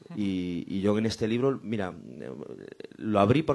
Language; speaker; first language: Spanish; native; Spanish